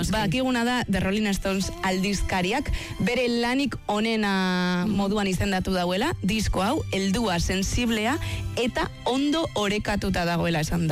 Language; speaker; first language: Basque; native; Basque